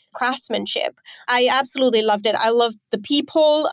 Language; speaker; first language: English; non-native, fluent; Romanian